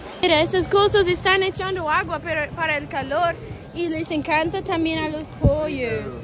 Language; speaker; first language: Spanish; non-native, fluent; English